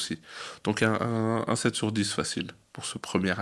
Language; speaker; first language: French; native; French